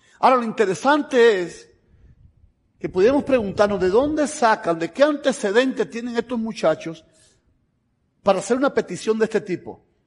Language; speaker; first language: Spanish; native; Spanish